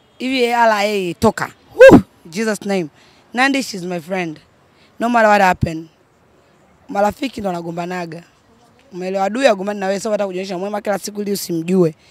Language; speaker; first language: Swahili; native; Swahili